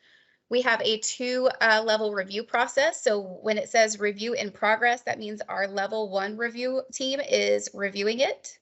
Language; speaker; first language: English; native; English